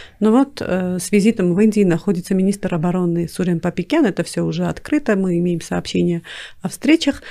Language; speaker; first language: Russian; non-native, local second language; Armenian